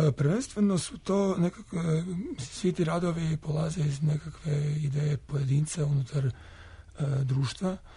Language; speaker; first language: Croatian; native; Croatian